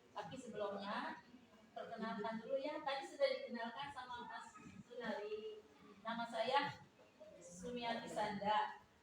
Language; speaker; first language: Indonesian; non-native, local second language; Sundanese